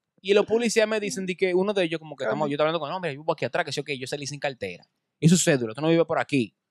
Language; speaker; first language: Spanish; native; Spanish